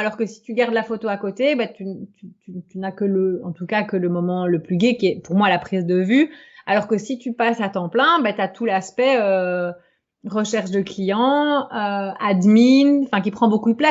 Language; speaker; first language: French; native; French